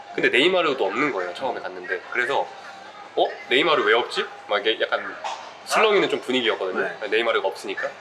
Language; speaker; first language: Korean; native; Korean